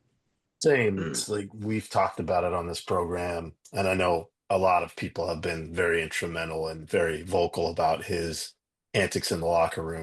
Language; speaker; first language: English; native; English